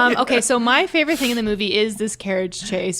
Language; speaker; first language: English; native; English